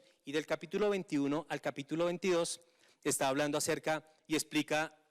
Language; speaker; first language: Spanish; native; Spanish